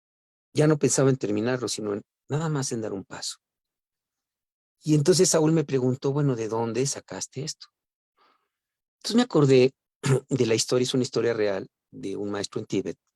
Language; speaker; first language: Spanish; native; Spanish